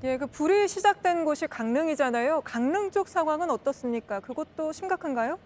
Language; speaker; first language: Korean; native; Korean